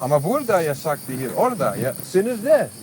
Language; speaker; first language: Turkish; non-native, learner; Dutch